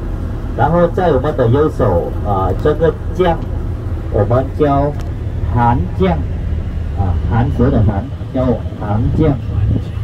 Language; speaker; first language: Chinese; non-native, fluent; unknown